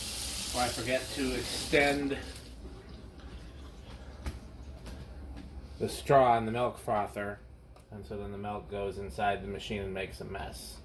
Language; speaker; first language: English; native; English